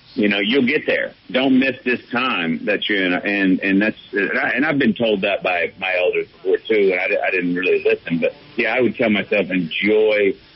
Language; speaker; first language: English; native; English